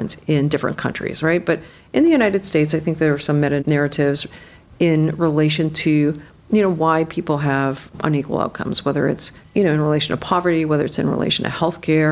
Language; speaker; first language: English; native; English